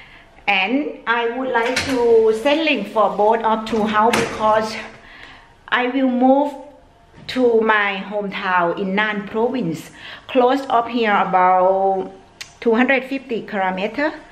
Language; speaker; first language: English; non-native, learner; Thai